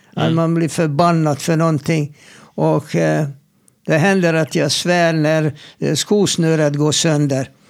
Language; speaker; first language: Swedish; non-native, fluent; Hungarian